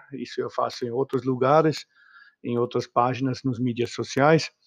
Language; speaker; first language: Portuguese; non-native, fluent; German